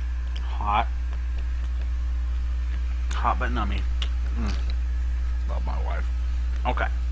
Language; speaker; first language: English; native; English